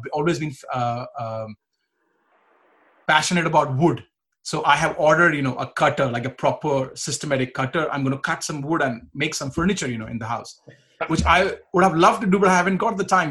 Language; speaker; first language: English; non-native, local second language; Punjabi